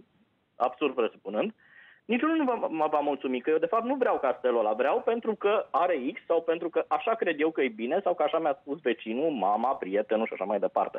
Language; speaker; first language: Romanian; native; Romanian